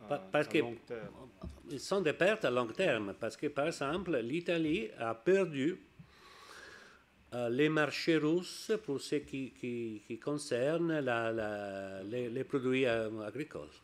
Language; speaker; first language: French; non-native, learner; Italian